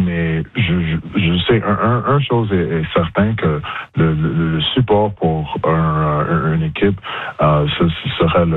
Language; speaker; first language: French; non-native, local second language; English